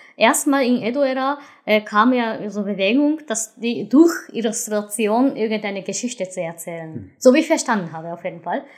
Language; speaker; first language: German; non-native, fluent; Japanese